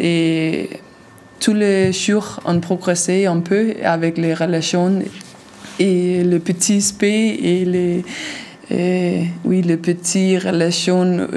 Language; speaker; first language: French; non-native, learner; Danish